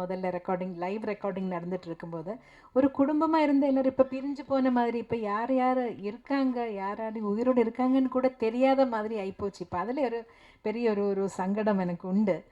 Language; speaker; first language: Tamil; non-native, local second language; Malayalam